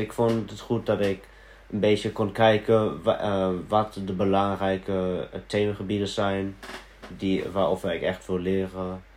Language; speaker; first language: Dutch; early bilingual, heritage; Dutch